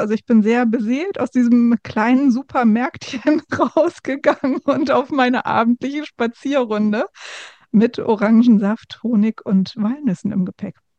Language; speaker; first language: German; native; German